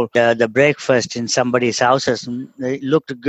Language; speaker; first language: English; non-native, local second language; Tamil